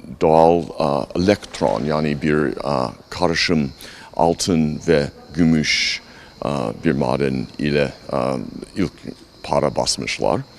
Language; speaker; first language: Turkish; non-native, learner; English